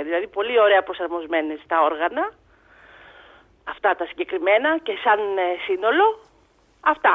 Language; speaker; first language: Greek; native; Greek